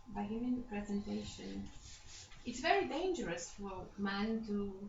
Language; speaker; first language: English; non-native, fluent; Romanian